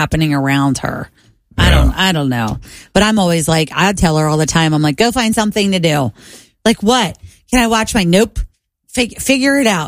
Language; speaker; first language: English; native; English